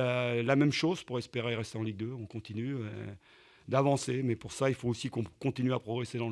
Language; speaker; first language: French; native; French